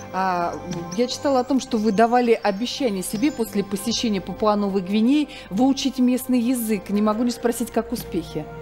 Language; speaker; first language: Russian; native; Russian